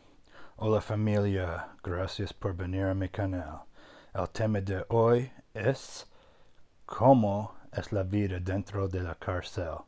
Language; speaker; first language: Spanish; non-native, fluent; English